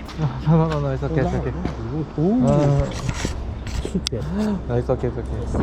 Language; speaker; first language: English; non-native, learner; Korean